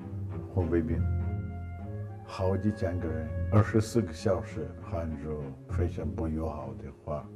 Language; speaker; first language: Chinese; non-native, fluent; Russian